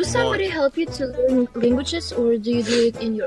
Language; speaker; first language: English; non-native, learner; Russian